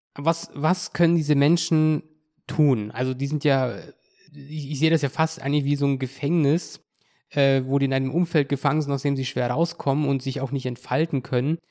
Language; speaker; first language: German; native; German